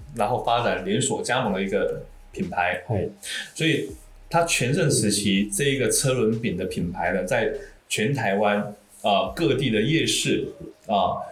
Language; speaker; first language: Chinese; native; Chinese